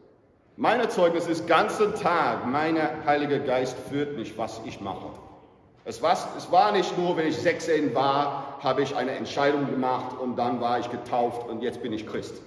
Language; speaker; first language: German; non-native, fluent; English